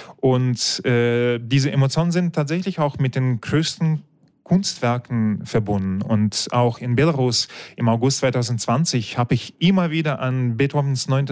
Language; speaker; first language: German; non-native, fluent; Russian